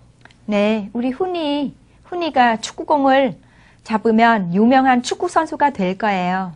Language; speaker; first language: Korean; non-native, fluent; Vietnamese